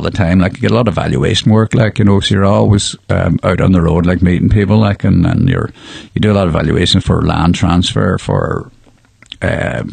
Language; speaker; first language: English; native; English